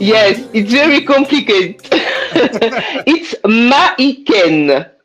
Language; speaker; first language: English; non-native, learner; French